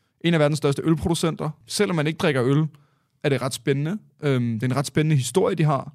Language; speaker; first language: Danish; native; Danish